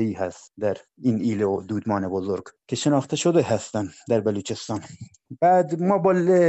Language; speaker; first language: Persian; non-native, local second language; Baluchi